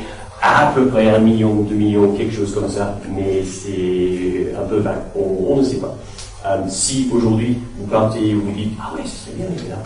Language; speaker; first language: French; non-native, fluent; English